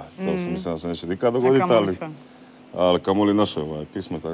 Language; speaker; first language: Bosnian; native; Bosnian